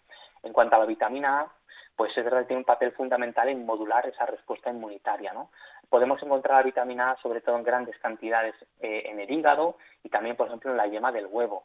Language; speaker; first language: Spanish; native; Spanish